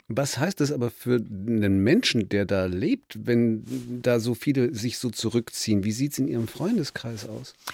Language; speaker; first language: German; native; German